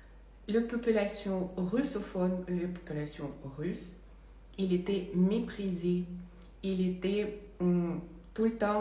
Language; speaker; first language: French; non-native, fluent; Russian